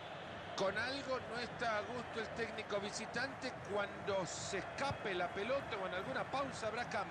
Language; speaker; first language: Spanish; native; Spanish